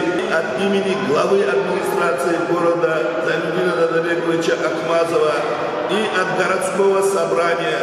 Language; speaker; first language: Russian; non-native, local second language; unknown